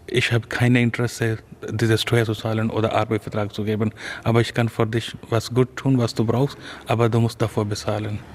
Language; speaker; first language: German; non-native, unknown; Urdu